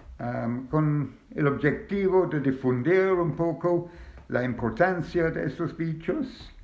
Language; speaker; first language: Spanish; non-native, learner; English